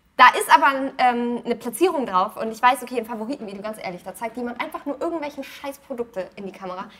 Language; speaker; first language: German; native; German